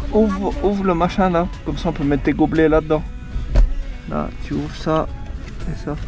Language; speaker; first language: French; native; French